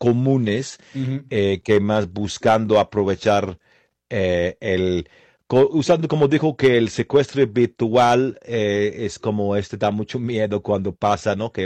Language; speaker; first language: Spanish; non-native, fluent; English